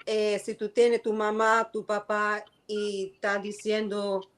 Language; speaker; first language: Spanish; early bilingual, other home language; English